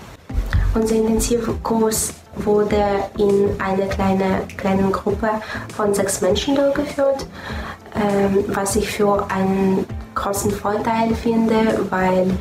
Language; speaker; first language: German; non-native, fluent; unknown